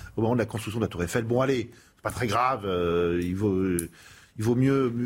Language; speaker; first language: French; non-native, fluent; English